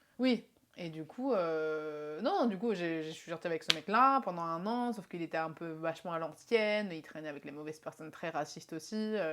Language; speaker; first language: French; early bilingual, other home language; Japanese